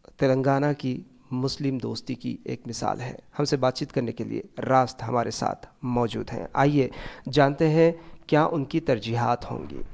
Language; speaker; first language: Urdu; native; Urdu